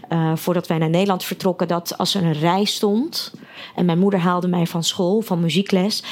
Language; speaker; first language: Dutch; early bilingual, other home language; Russian